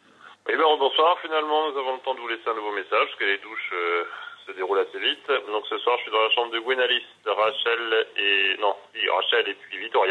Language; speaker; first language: French; native; French